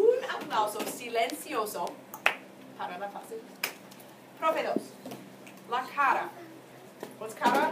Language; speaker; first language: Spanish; non-native, fluent; English